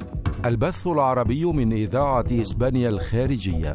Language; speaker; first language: Arabic; native; Arabic